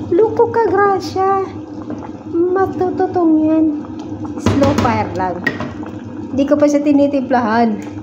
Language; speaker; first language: Filipino; non-native, local second language; Bikol